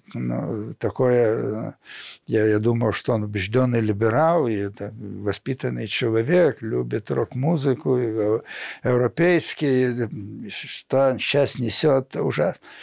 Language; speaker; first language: Russian; non-native, local second language; Lithuanian